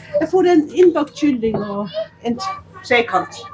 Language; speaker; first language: Norwegian; native; Norwegian